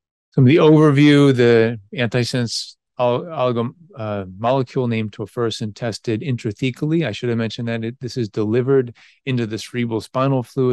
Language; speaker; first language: English; native; English